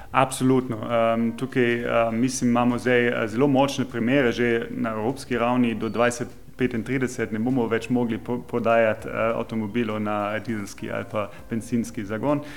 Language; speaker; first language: Slovenian; non-native, fluent; German